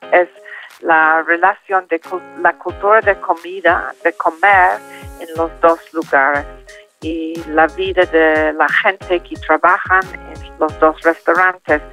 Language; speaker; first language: Spanish; non-native, learner; English